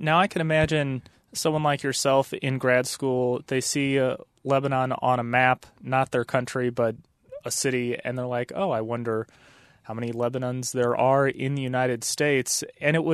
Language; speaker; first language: English; native; English